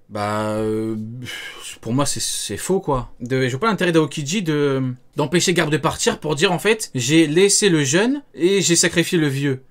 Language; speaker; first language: French; native; French